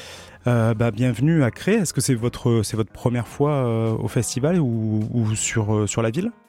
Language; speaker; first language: French; native; French